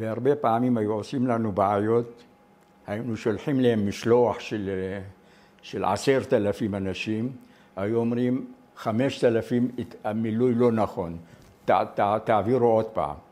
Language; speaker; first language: Hebrew; non-native, fluent; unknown